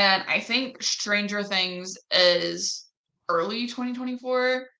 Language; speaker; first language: English; native; English